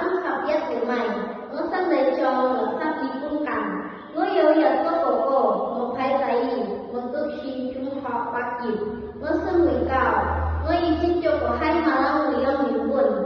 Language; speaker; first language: Cantonese; non-native, learner; Indonesian